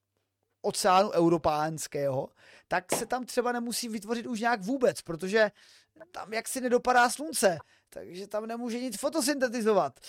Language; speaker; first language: Czech; native; Czech